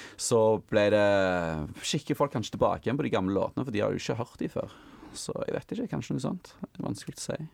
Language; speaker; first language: Norwegian; native; Norwegian